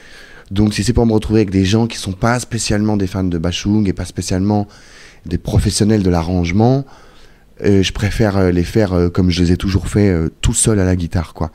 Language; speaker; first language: French; native; French